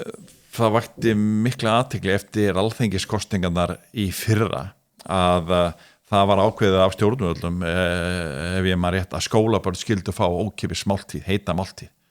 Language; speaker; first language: Icelandic; native; Icelandic